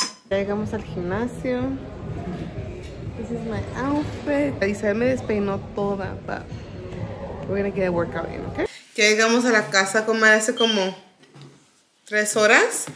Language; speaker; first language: Spanish; early bilingual, heritage; Spanish